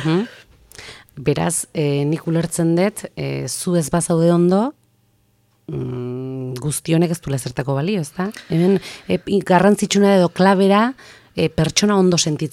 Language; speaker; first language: Basque; native; Basque